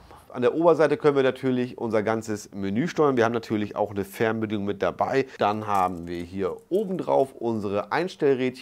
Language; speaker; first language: German; native; German